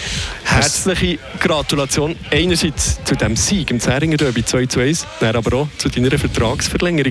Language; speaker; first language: German; native; German